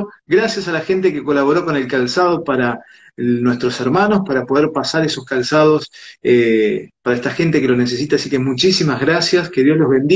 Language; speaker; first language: Spanish; native; Spanish